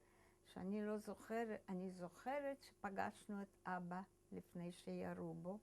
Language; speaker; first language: Hebrew; early bilingual, other home language; Polish